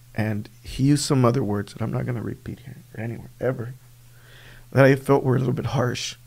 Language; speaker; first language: English; early bilingual, other home language; Spanish